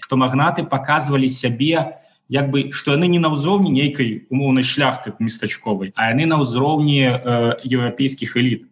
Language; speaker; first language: Belarusian; non-native, local second language; Russian